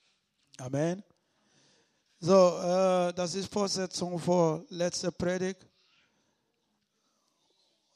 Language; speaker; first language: German; non-native, learner; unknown